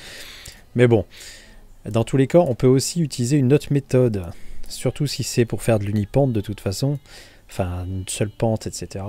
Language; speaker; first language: French; native; French